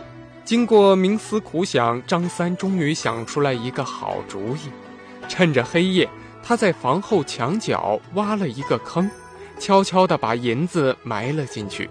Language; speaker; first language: Chinese; native; Chinese